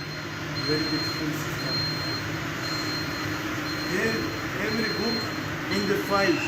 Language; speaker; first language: English; non-native, learner; Turkish